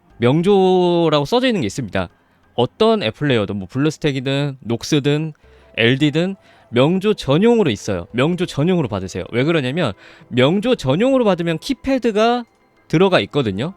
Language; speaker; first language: Korean; native; Korean